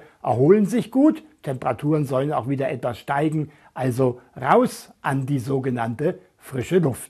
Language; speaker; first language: German; native; German